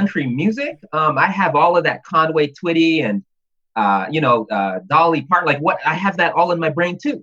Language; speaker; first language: English; native; English